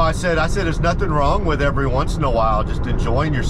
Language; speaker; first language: English; native; English